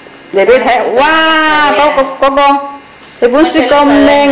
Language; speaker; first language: Cantonese; native; Cantonese